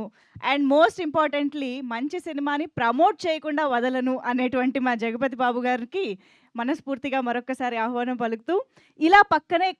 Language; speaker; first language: Telugu; native; Telugu